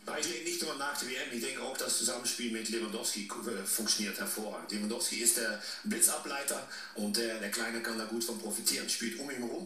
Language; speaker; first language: German; native; German